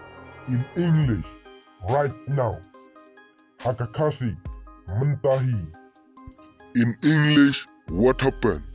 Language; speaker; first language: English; non-native, local second language; Khasi